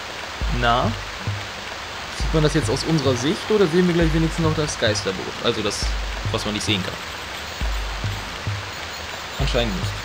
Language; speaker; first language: German; native; German